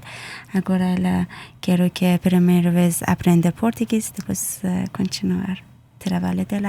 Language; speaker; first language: Portuguese; non-native, learner; Persian